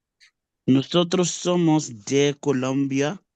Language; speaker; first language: Spanish; non-native, learner; English